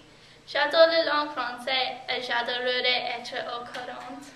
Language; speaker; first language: French; non-native, learner; English